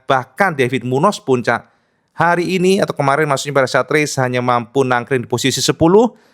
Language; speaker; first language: Indonesian; native; Indonesian